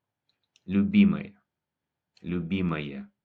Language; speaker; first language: Russian; non-native, fluent; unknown